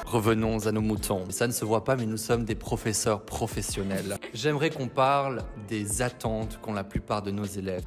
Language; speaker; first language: French; native; French